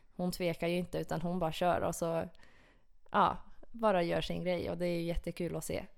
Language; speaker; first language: Swedish; native; Swedish